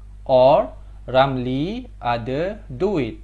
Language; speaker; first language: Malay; non-native, fluent; Korean